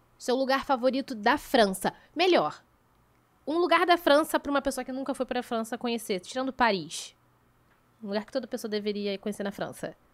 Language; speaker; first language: Portuguese; native; Portuguese